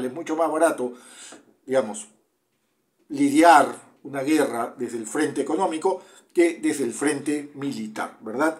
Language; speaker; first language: Spanish; native; Spanish